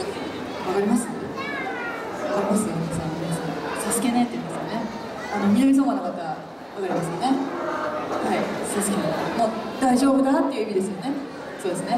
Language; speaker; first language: Japanese; native; Japanese